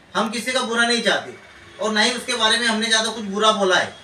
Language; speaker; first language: Hindi; non-native, local second language; Marathi